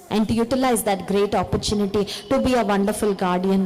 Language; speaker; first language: English; non-native, local second language; Telugu